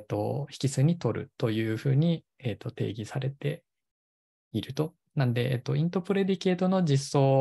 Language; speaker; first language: Japanese; native; Japanese